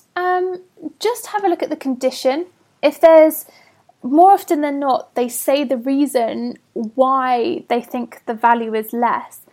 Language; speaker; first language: English; native; English